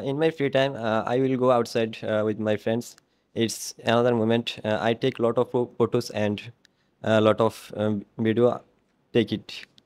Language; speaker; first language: English; non-native, learner; Bangla